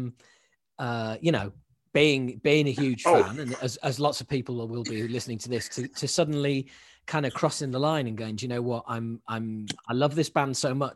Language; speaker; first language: English; native; English